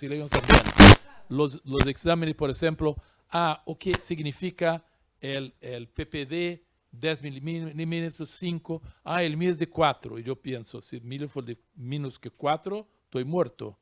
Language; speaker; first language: Spanish; non-native, fluent; Portuguese